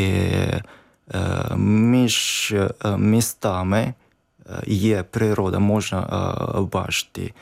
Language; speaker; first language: Ukrainian; non-native, learner; Japanese